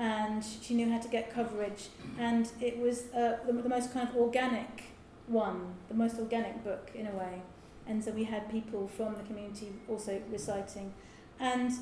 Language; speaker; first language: English; native; English